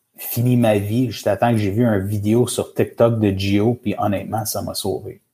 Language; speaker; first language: French; native; French